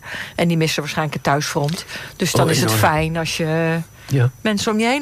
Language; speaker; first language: Dutch; native; Dutch